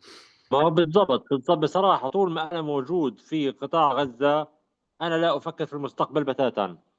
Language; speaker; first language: Arabic; native; Arabic